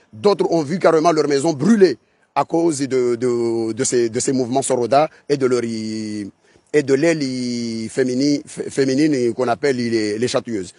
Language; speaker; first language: French; non-native, local second language; Ngazidja Comorian